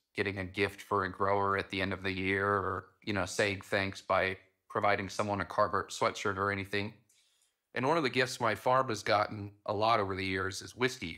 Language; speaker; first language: English; native; English